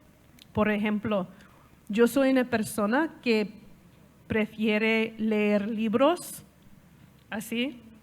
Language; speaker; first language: Spanish; non-native, learner; English